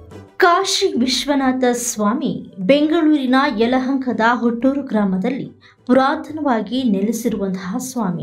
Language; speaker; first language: Kannada; native; Kannada